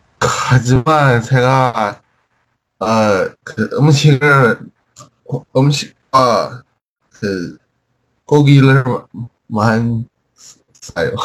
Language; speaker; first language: Korean; non-native, learner; Chinese